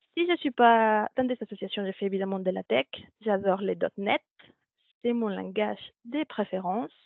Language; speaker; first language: French; non-native, fluent; Spanish